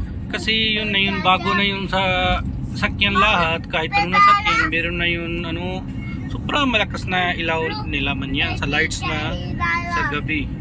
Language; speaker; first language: Filipino; non-native, learner; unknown